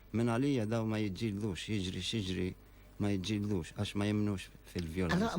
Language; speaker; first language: Maltese; non-native, fluent; Arabic